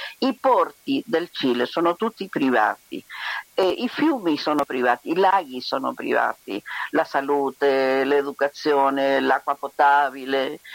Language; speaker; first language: Italian; non-native, fluent; Spanish